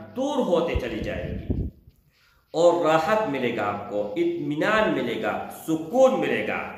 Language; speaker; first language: Urdu; non-native, local second language; Pashto